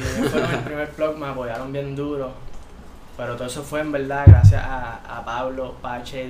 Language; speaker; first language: Spanish; native; Spanish